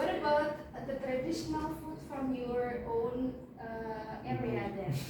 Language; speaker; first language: English; non-native, learner; Indonesian